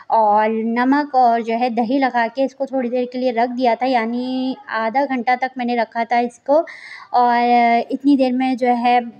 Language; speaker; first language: Hindi; native; Hindi